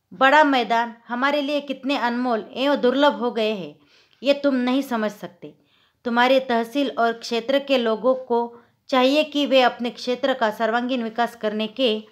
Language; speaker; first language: Hindi; non-native, local second language; Marathi